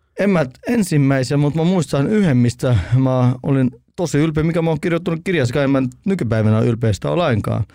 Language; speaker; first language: Finnish; early bilingual, heritage; Finnish